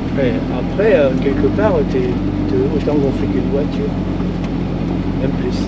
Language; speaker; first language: French; native; French